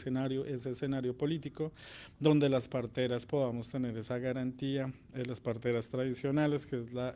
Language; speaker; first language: Spanish; native; Spanish